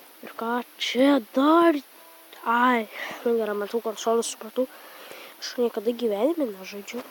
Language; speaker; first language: Lithuanian; native; Lithuanian